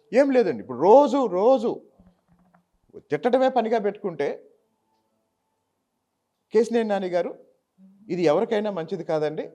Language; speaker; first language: Telugu; native; Telugu